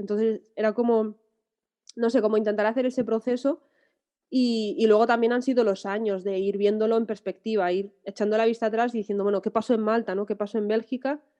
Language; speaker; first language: Spanish; early bilingual, other home language; Arabic